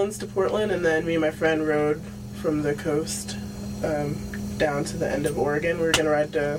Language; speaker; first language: English; native; English